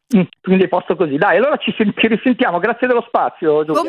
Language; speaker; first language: Italian; native; Italian